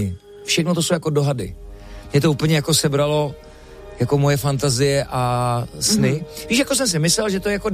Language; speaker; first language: Czech; native; Czech